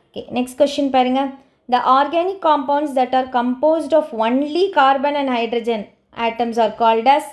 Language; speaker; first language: English; non-native, local second language; Tamil